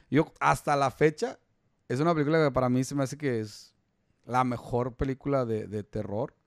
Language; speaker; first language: Spanish; native; Spanish